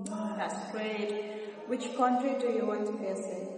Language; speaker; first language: English; non-native, learner; Indonesian